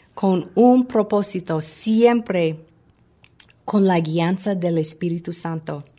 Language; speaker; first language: Spanish; non-native, fluent; English